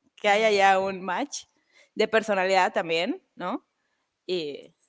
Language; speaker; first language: Spanish; native; Spanish